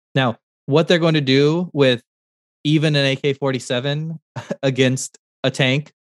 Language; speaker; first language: English; native; English